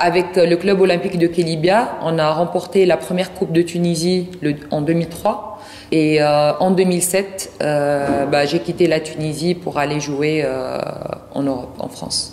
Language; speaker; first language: French; non-native, local second language; Arabic